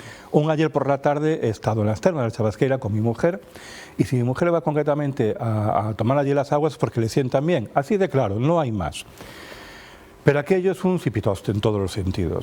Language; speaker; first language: Spanish; native; Spanish